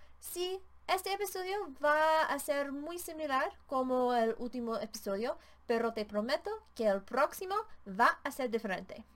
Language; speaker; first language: Spanish; non-native, learner; English